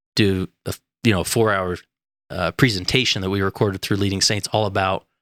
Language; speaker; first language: English; native; English